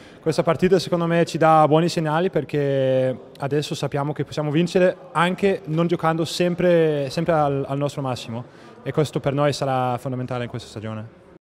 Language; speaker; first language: Italian; non-native, fluent; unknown